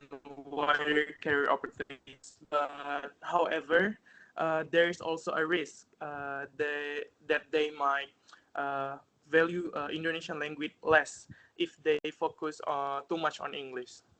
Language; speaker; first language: English; non-native, fluent; Indonesian